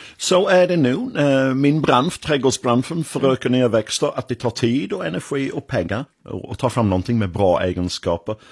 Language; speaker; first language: Swedish; non-native, fluent; English